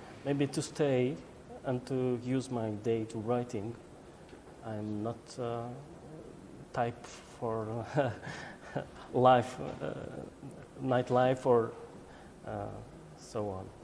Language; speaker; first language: English; non-native, learner; Albanian